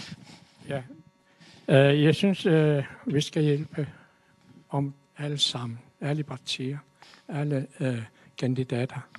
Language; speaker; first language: Danish; non-native, local second language; Kalaallisut